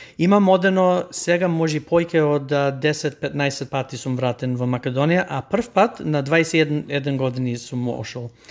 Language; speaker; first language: Macedonian; early bilingual, heritage; Macedonian